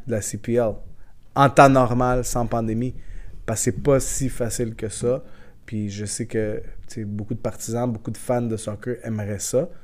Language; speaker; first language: French; early bilingual, other home language; Portuguese